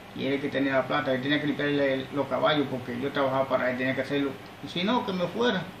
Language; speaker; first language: Spanish; native; Spanish